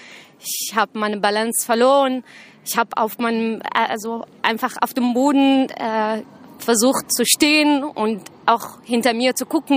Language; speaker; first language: German; non-native, learner; Arabic